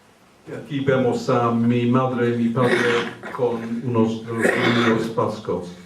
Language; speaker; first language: Spanish; early bilingual, heritage; English